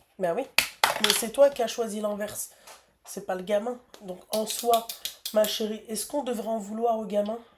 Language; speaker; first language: French; native; French